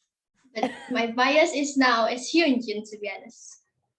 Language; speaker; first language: English; non-native, learner; Indonesian